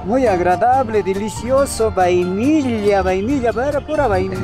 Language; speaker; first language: Spanish; native; Spanish